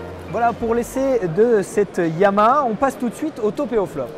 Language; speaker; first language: French; native; French